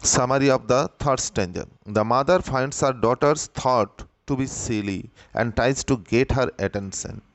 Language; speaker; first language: English; non-native, local second language; Bangla